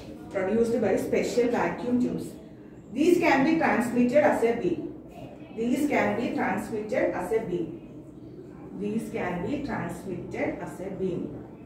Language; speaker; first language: English; non-native, local second language; Malayalam